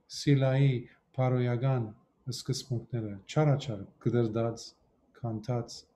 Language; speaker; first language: Armenian; early bilingual, heritage; Armenian